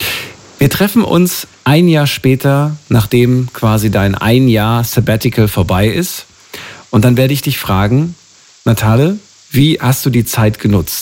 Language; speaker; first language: German; native; German